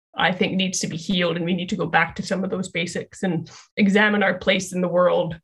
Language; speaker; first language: English; native; English